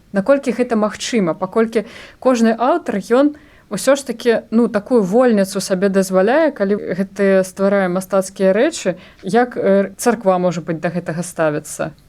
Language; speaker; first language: Belarusian; non-native, local second language; Russian